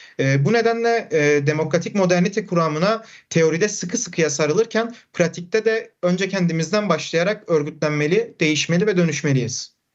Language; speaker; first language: Turkish; non-native, local second language; Kurdish